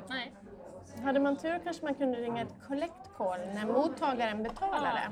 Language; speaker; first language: Swedish; native; Swedish